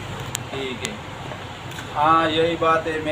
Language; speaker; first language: Hindi; non-native, local second language; Pashto